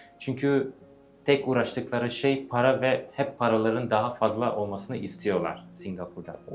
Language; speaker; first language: Turkish; early bilingual, heritage; English